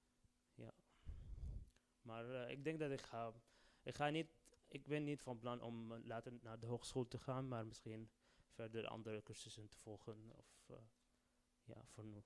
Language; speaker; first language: Dutch; non-native, learner; Arabic